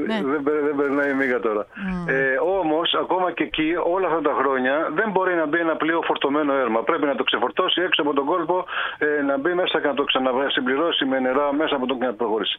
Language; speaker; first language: Greek; native; Greek